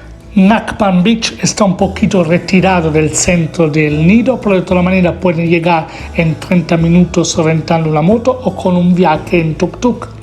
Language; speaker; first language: Spanish; non-native, fluent; Italian